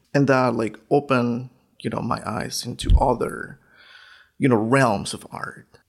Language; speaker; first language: English; non-native, fluent; Spanish